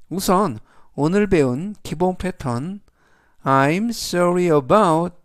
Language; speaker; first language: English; non-native, fluent; Korean